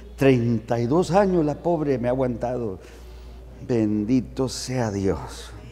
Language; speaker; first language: Spanish; early bilingual, heritage; Spanish